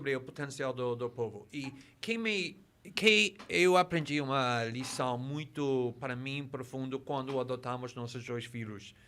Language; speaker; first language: Portuguese; non-native, fluent; English